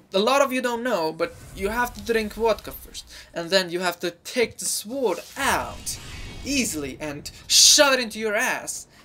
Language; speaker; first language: English; non-native, fluent; Persian